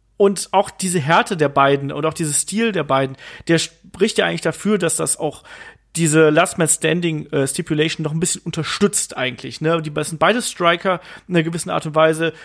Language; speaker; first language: German; native; German